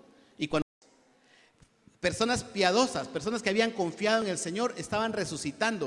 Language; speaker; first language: Spanish; native; Spanish